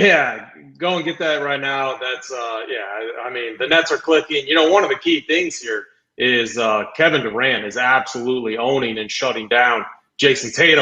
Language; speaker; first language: English; native; English